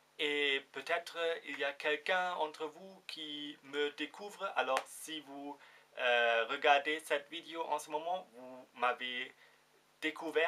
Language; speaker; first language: French; non-native, fluent; German